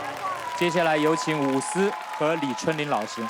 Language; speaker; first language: Chinese; native; Chinese